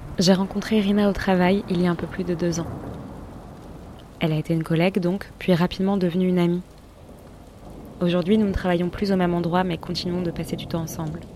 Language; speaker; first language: French; native; French